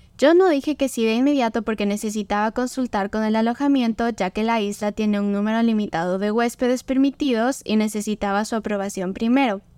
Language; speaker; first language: Spanish; native; Spanish